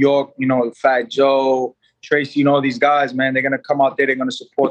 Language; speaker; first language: English; native; English